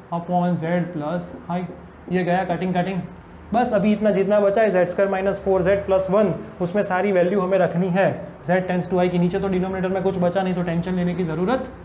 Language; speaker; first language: Hindi; non-native, local second language; Gujarati